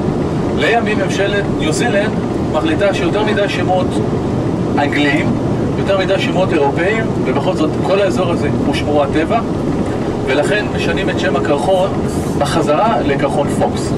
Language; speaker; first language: Hebrew; native; Hebrew